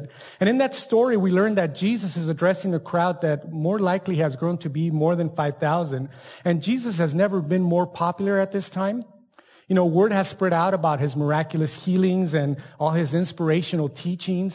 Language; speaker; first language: English; native; English